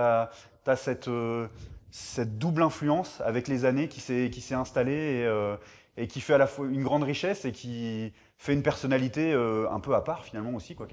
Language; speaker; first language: French; native; French